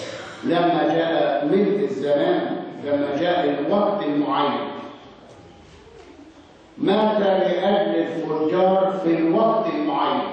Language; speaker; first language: Arabic; native; Arabic